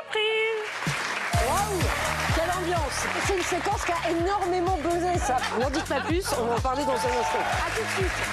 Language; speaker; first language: French; native; French